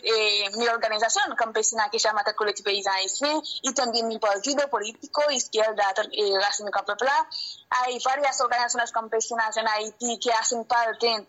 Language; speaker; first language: Spanish; non-native, learner; Haitian Creole